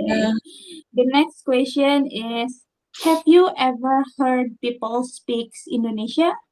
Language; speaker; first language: English; non-native, learner; Indonesian